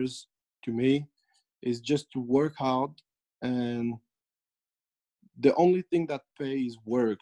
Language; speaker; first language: English; non-native, fluent; French